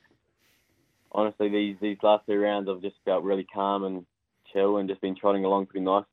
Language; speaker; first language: English; native; English